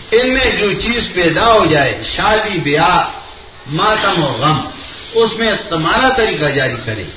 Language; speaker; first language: Urdu; non-native, local second language; Pashto